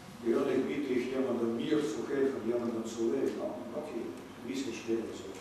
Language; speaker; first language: German; non-native, fluent; Russian